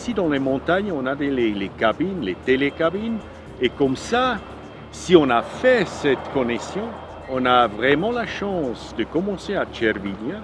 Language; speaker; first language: French; non-native, local second language; German